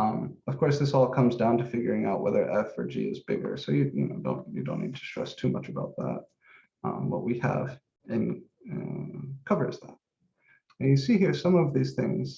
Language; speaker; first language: English; native; English